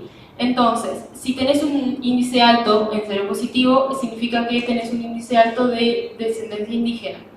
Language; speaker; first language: Spanish; native; Spanish